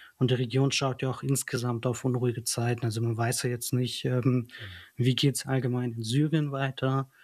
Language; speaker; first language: German; early bilingual, other home language; Kurdish